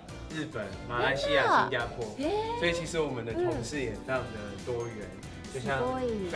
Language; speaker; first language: Chinese; native; Chinese